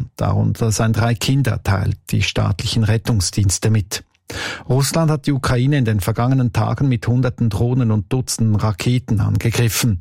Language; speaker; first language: German; native; German